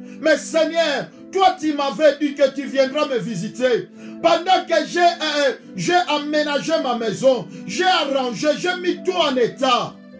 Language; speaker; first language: French; non-native, local second language; Lingala